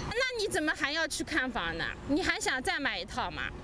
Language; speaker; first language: Chinese; native; Chinese